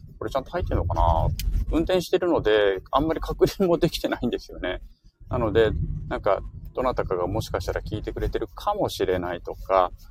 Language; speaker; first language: Japanese; native; Japanese